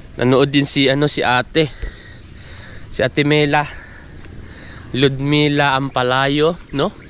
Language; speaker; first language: Filipino; non-native, local second language; Cebuano